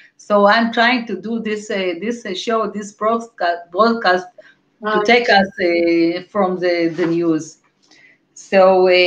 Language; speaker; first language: English; non-native, fluent; Hebrew